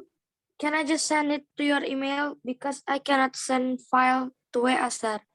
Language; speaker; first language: English; non-native, learner; Indonesian